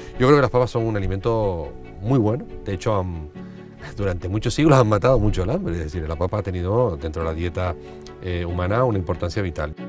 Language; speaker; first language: Spanish; native; Spanish